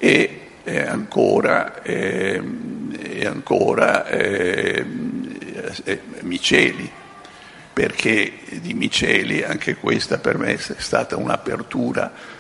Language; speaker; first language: Italian; native; Italian